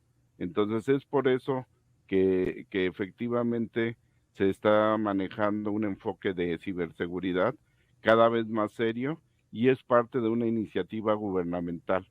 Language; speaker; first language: Spanish; native; Spanish